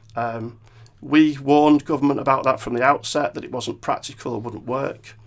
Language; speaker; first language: English; native; English